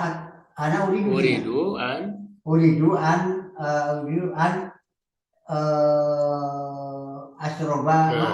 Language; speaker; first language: Arabic; non-native, learner; Indonesian